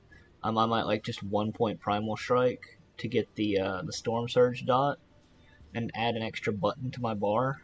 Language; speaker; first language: English; native; English